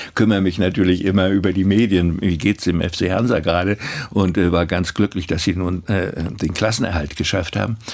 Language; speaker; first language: German; native; German